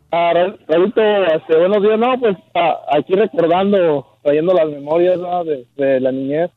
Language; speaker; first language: Spanish; native; Spanish